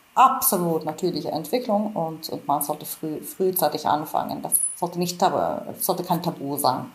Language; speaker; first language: German; non-native, fluent; Finnish